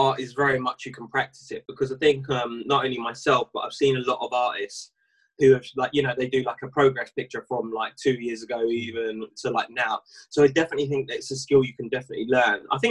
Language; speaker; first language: English; native; English